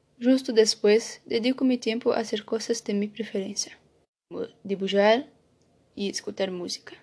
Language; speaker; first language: Spanish; non-native, learner; Portuguese